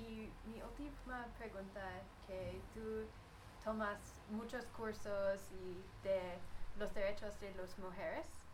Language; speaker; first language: Spanish; non-native, learner; English